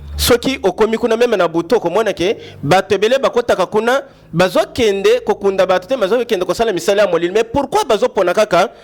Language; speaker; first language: Lingala; native; Lingala